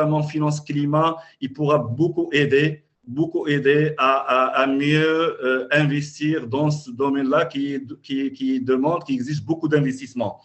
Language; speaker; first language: French; non-native, local second language; Arabic